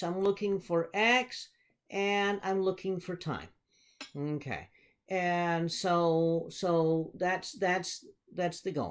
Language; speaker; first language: English; native; English